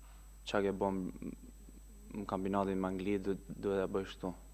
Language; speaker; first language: Albanian; early bilingual, heritage; Albanian